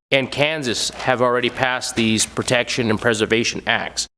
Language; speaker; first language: English; native; English